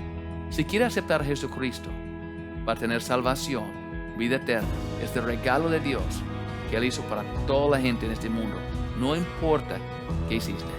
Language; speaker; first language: Spanish; non-native, learner; English